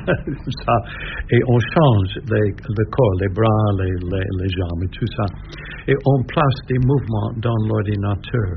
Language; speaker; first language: French; non-native, learner; English